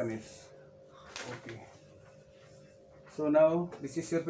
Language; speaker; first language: English; non-native, local second language; Cebuano